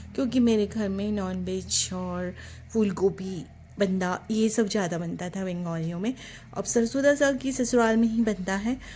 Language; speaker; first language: Hindi; non-native, local second language; Bangla